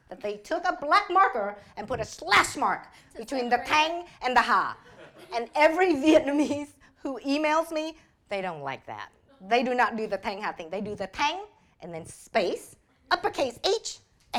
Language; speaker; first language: English; early bilingual, other home language; Vietnamese